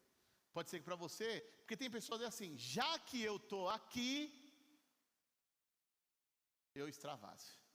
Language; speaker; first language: Portuguese; native; Portuguese